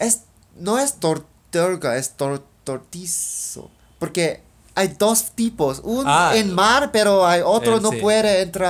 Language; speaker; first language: Spanish; non-native, learner; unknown